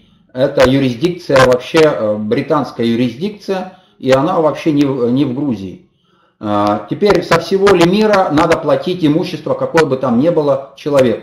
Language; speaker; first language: Russian; native; Russian